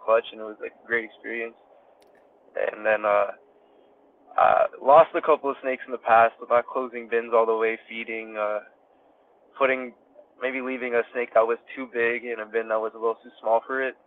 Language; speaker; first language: English; native; English